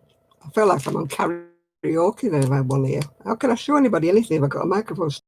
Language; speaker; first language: English; native; English